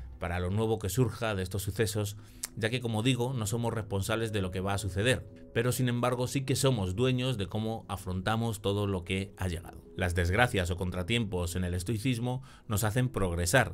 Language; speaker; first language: Spanish; native; Spanish